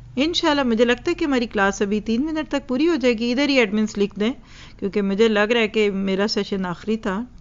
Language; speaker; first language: Urdu; native; Urdu